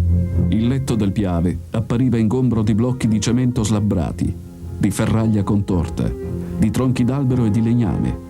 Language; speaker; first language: Italian; native; Italian